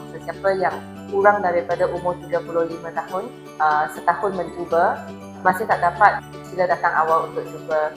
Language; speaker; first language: Malay; non-native, local second language; Chinese